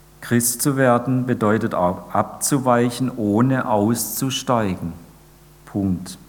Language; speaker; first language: German; native; German